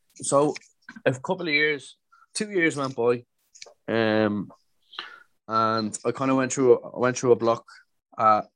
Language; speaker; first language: English; native; English